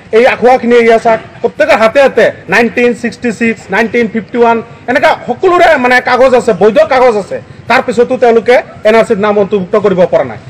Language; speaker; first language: Assamese; non-native, local second language; Bangla